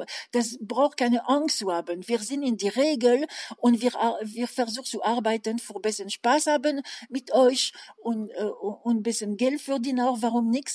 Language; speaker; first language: German; non-native, learner; French